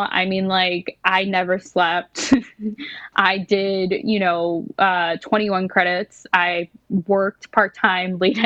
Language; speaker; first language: English; native; English